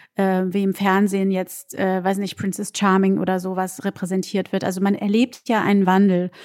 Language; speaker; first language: German; early bilingual, other home language; Portuguese